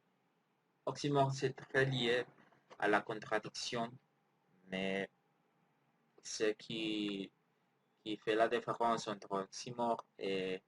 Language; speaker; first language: French; non-native, learner; Spanish